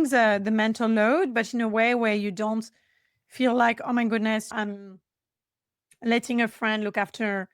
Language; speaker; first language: English; non-native, fluent; French